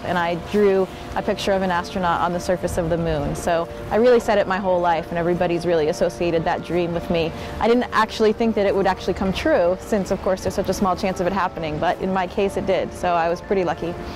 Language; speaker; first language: English; early bilingual, other home language; Swedish